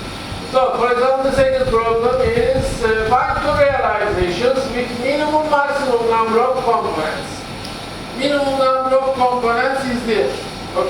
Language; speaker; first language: English; non-native, fluent; Turkish